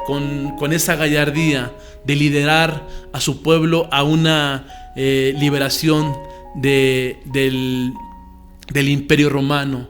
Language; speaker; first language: Spanish; native; Spanish